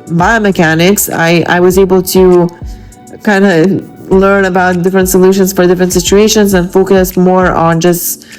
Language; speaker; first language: English; non-native, fluent; Lithuanian